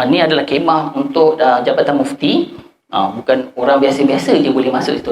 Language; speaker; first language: Malay; native; Malay